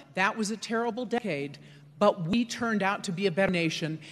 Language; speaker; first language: English; native; English